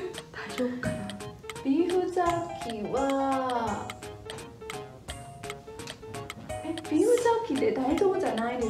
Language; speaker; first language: Japanese; non-native, learner; Vietnamese